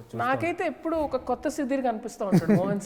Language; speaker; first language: Telugu; native; Telugu